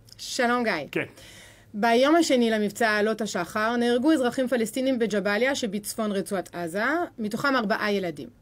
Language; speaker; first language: Hebrew; native; Hebrew